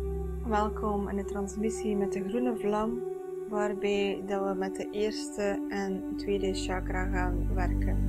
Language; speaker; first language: Dutch; native; Dutch